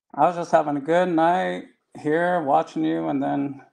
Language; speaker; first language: English; native; English